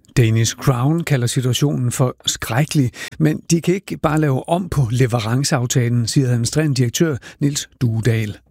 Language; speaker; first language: Danish; native; Danish